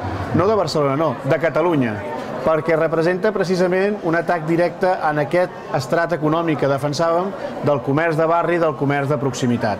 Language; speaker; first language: Catalan; native; Catalan